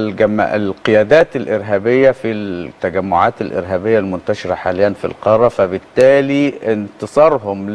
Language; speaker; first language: Arabic; native; Arabic